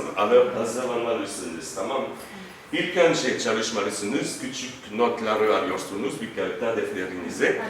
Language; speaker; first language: Turkish; non-native, fluent; French